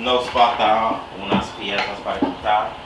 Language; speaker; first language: Spanish; non-native, learner; English